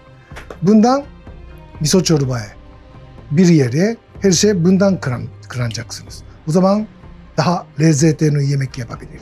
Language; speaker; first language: Turkish; non-native, learner; Japanese